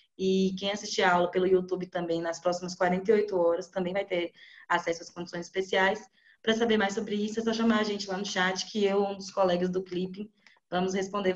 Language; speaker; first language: Portuguese; native; Portuguese